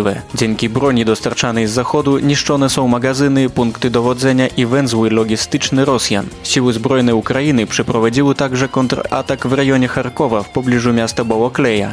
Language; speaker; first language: Polish; native; Polish